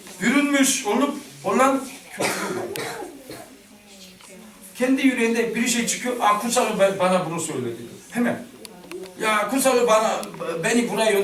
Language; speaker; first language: Turkish; non-native, learner; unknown